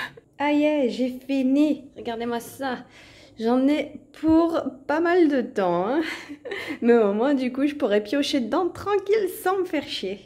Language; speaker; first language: French; native; French